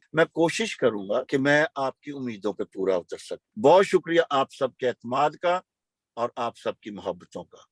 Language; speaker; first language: Urdu; non-native, local second language; Punjabi